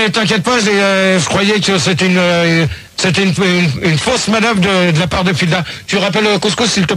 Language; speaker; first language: French; native; French